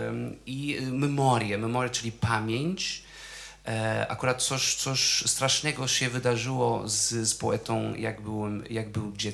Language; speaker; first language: Polish; non-native, fluent; Portuguese